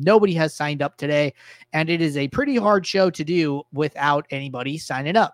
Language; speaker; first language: English; native; English